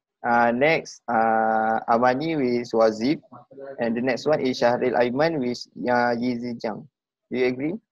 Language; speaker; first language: English; non-native, local second language; Malay